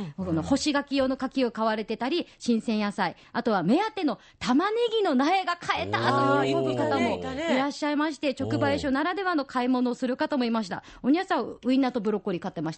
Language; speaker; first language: Japanese; native; Japanese